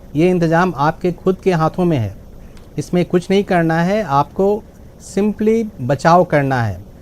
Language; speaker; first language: Hindi; native; Hindi